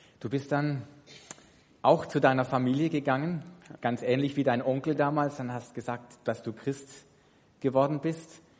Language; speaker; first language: German; native; German